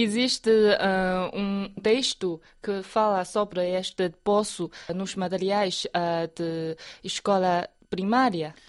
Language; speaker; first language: Portuguese; non-native, fluent; Chinese